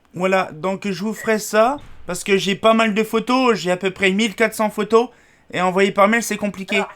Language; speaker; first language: French; native; French